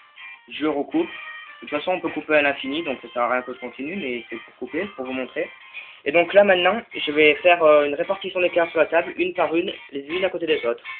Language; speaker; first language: French; native; French